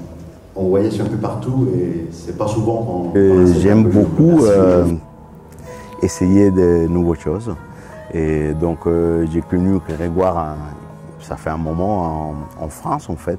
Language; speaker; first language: French; non-native, fluent; Spanish